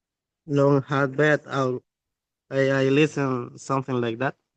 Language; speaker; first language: English; non-native, learner; Spanish